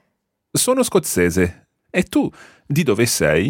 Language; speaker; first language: Italian; non-native, fluent; English